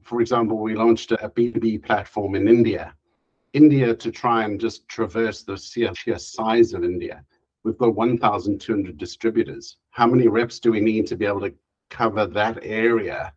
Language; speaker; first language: English; native; English